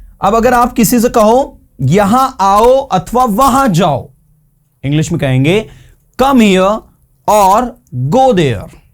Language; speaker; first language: Hindi; native; Hindi